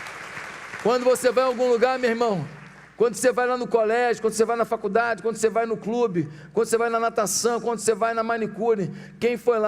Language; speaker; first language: Portuguese; native; Portuguese